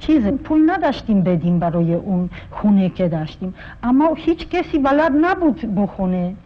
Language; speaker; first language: Persian; non-native, fluent; Polish